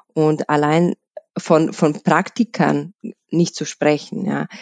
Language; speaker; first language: German; non-native, fluent; Bosnian